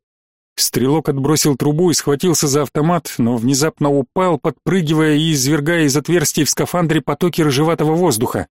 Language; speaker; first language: Russian; native; Russian